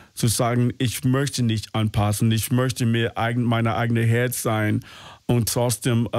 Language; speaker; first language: German; non-native, fluent; English